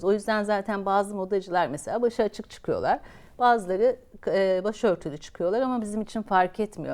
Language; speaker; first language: Turkish; native; Turkish